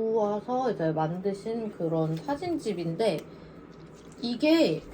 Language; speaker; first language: Korean; native; Korean